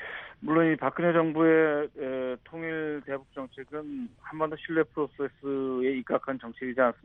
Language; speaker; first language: Korean; native; Korean